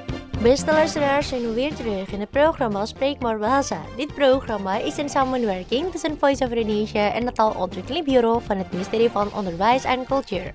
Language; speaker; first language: Dutch; non-native, fluent; Indonesian